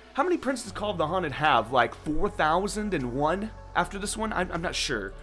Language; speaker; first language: English; native; English